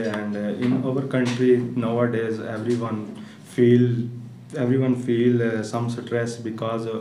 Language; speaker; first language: English; non-native, learner; Punjabi